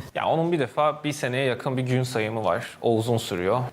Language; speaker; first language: Turkish; non-native, fluent; Persian